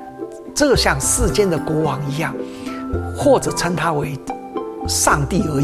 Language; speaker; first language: Chinese; native; Chinese